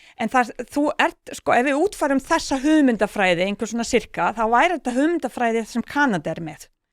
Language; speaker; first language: Icelandic; non-native, fluent; Bosnian